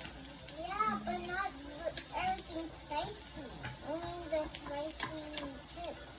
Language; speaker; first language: English; early bilingual, other home language; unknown